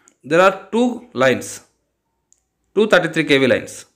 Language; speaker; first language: English; non-native, local second language; Telugu